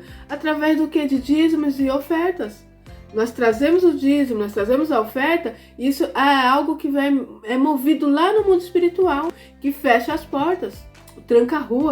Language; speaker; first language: Portuguese; native; Portuguese